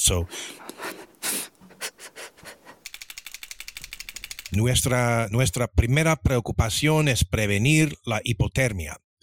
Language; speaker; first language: Spanish; early bilingual, other home language; English